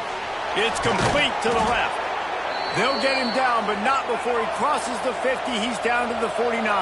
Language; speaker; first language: English; native; English